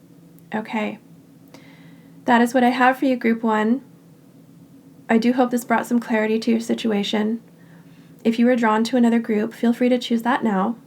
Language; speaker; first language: English; native; English